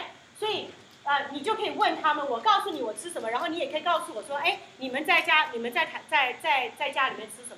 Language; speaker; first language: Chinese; early bilingual, heritage; Chinese